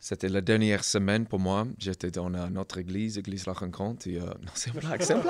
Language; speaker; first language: French; non-native, learner; English